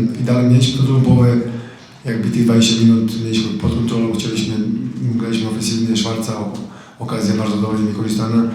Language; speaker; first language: Polish; non-native, fluent; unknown